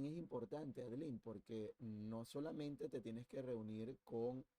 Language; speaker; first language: Spanish; native; Spanish